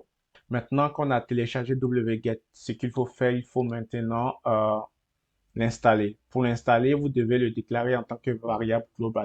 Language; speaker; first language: French; native; French